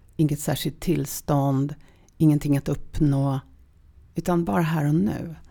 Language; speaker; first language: Swedish; early bilingual, other home language; Polish